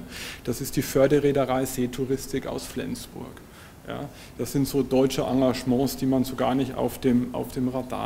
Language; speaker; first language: German; native; German